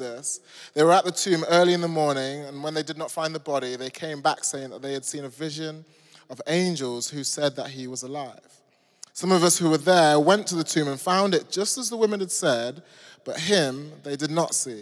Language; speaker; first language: English; native; English